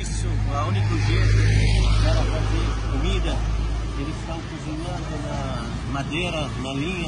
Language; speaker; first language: Portuguese; non-native, fluent; Arabic